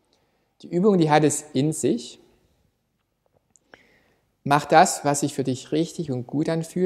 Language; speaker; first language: German; native; German